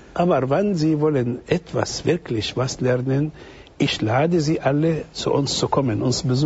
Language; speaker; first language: German; non-native, fluent; Arabic